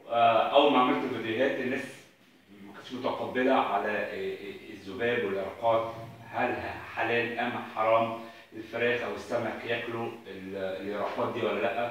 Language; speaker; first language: Arabic; native; Arabic